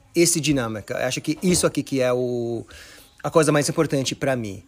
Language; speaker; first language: Portuguese; early bilingual, other home language; Arabic